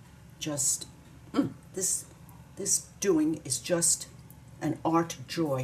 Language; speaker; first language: English; native; English